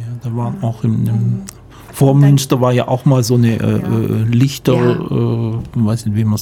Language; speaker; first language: German; native; German